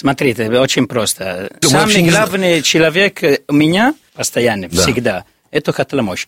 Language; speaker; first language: Russian; non-native, learner; Italian